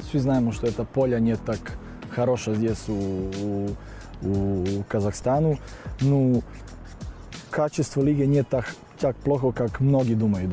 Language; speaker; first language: Russian; non-native, learner; Serbian